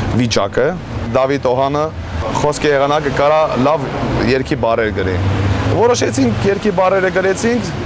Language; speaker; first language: Armenian; early bilingual, heritage; Armenian